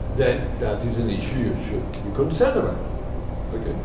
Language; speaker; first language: English; non-native, fluent; Spanish